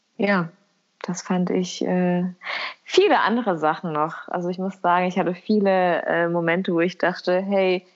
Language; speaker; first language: German; early bilingual, other home language; Albanian